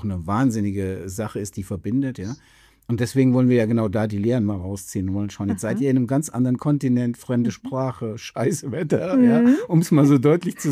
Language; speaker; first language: German; native; German